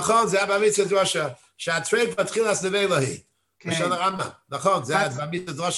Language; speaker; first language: Hebrew; non-native, fluent; English